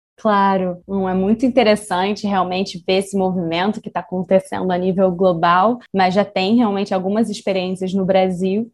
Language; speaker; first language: Portuguese; native; Portuguese